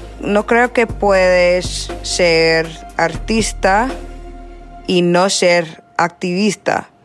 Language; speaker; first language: Spanish; non-native, learner; English